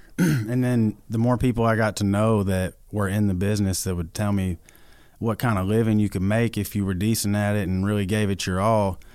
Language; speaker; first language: English; native; English